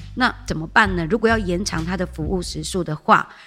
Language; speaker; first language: Chinese; native; Chinese